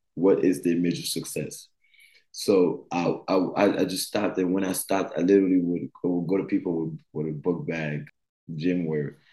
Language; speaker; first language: English; early bilingual, other home language; French